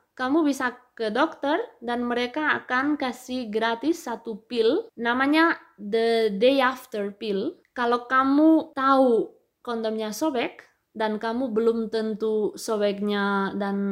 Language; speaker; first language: Indonesian; non-native, fluent; Spanish